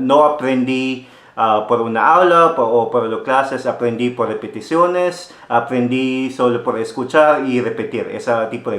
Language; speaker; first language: Spanish; non-native, fluent; Filipino